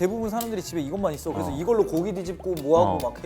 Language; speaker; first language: Korean; native; Korean